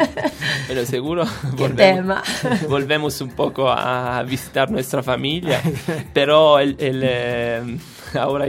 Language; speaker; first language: Spanish; non-native, fluent; Italian